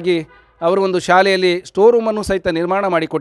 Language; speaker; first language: Kannada; native; Kannada